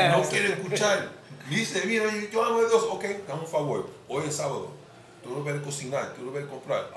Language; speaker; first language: Spanish; non-native, fluent; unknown